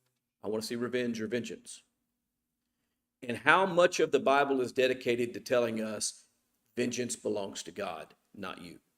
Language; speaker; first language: English; native; English